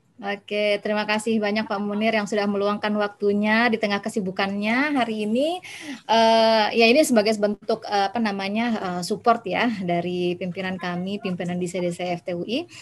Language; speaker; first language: Indonesian; native; Indonesian